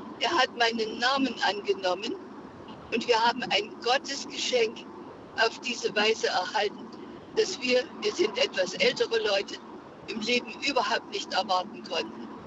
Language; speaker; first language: German; native; German